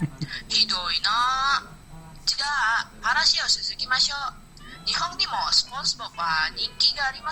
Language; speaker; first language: Japanese; non-native, learner; Indonesian